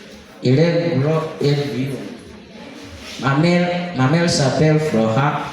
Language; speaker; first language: French; non-native, learner; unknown